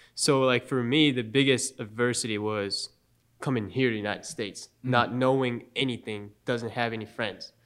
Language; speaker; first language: English; non-native, fluent; Japanese